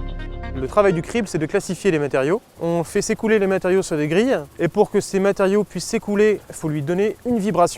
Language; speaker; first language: French; native; French